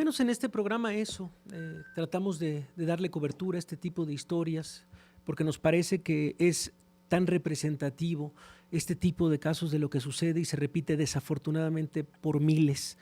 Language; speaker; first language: Spanish; native; Spanish